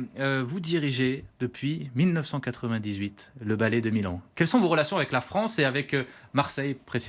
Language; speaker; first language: French; native; French